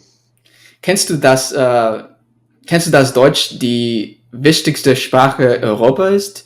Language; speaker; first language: German; non-native, fluent; English